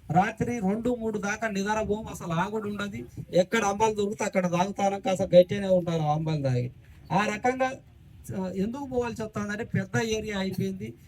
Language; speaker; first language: Telugu; non-native, local second language; Koya